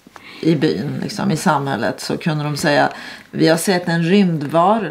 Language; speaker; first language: Swedish; native; Swedish